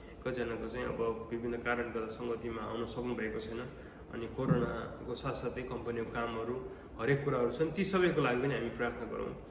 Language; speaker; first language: Nepali; native; Nepali